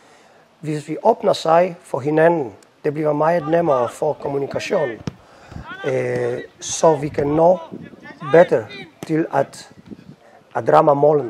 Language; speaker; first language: Danish; non-native, fluent; Polish